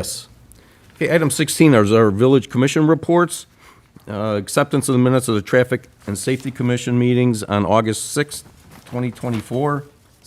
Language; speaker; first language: English; native; English